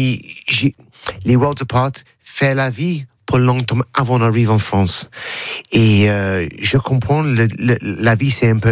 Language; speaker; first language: French; non-native, learner; English